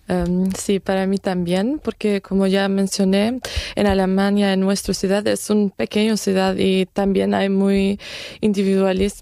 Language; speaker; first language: Spanish; non-native, fluent; German